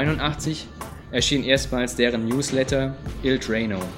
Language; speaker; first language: German; native; German